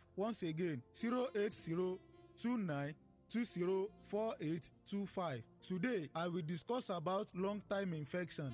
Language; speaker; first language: Nigerian Pidgin; native; Nigerian Pidgin